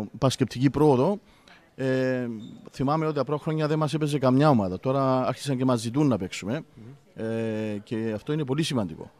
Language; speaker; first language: Greek; native; Greek